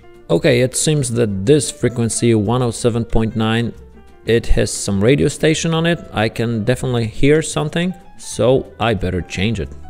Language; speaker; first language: English; non-native, fluent; Polish